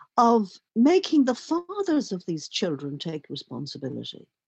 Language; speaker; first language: English; native; English